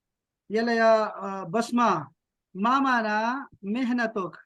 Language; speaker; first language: Arabic; non-native, fluent; Urdu